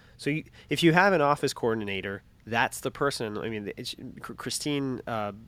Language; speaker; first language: English; non-native, fluent; French